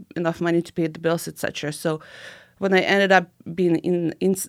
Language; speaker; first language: English; non-native, fluent; Ukrainian